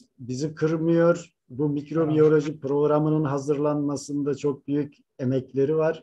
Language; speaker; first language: Turkish; native; Turkish